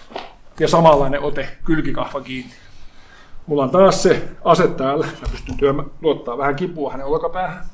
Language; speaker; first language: Finnish; native; Finnish